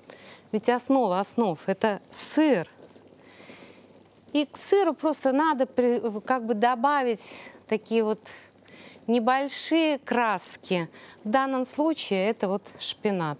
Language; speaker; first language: Russian; native; Russian